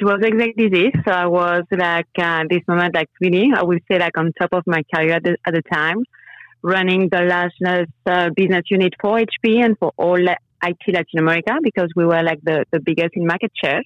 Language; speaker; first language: English; non-native, fluent; French